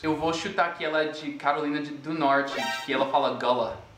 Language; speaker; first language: Portuguese; non-native, fluent; English